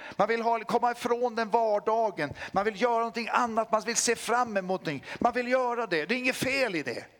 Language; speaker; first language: Swedish; native; Swedish